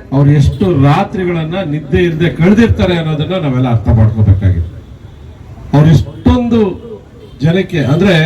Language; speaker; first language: Kannada; native; Kannada